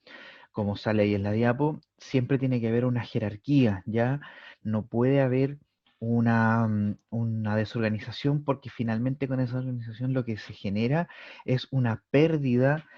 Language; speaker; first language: Spanish; native; Spanish